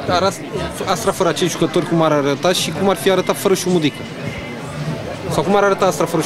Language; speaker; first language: Romanian; native; Romanian